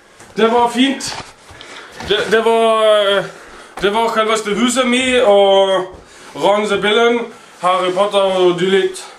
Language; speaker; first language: Norwegian; non-native, learner; Swedish